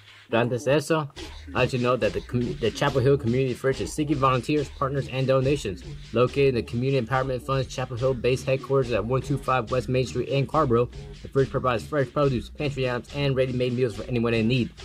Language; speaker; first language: English; early bilingual, other home language; Spanish